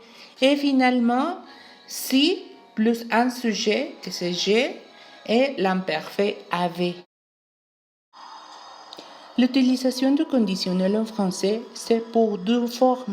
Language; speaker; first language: French; non-native, learner; Spanish